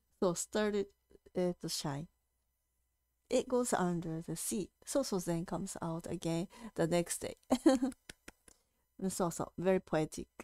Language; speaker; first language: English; non-native, fluent; Japanese